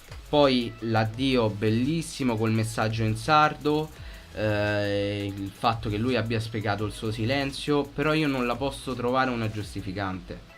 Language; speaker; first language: Italian; native; Italian